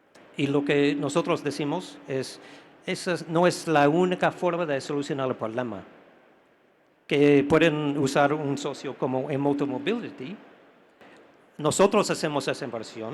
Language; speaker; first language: Spanish; non-native, fluent; English